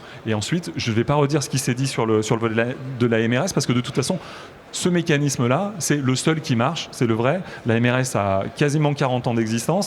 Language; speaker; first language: French; native; French